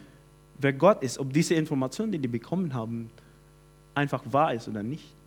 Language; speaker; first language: German; non-native, fluent; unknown